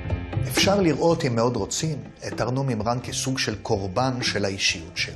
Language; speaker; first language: Hebrew; native; Hebrew